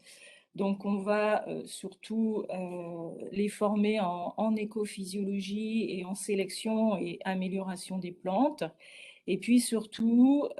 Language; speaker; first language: French; native; French